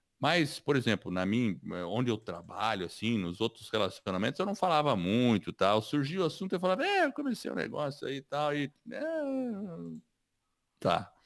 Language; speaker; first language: Portuguese; early bilingual, other home language; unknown